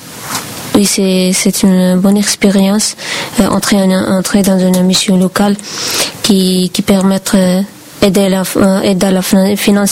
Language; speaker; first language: French; non-native, learner; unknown